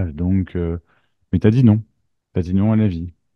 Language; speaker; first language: French; native; French